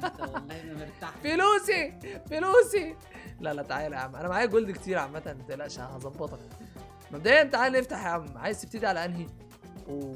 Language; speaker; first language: Arabic; native; Arabic